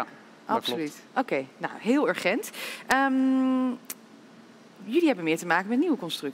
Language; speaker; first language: Dutch; native; Dutch